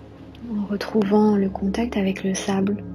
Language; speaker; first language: French; native; French